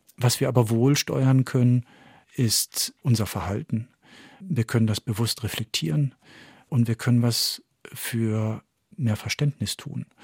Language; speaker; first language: German; early bilingual, heritage; French